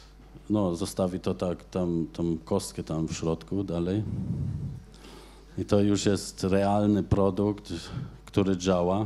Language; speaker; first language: Polish; non-native, fluent; German